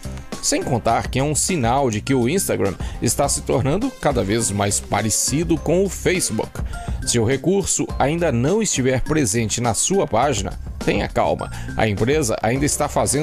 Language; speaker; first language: Portuguese; native; Portuguese